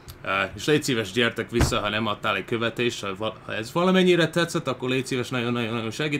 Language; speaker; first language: Hungarian; early bilingual, heritage; Hungarian